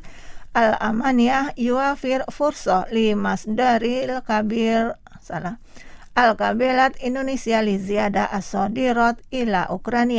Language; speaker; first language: Arabic; non-native, fluent; Indonesian